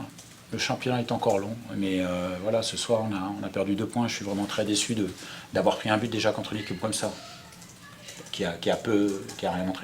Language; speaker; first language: French; native; French